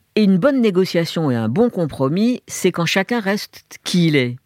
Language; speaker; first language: French; native; French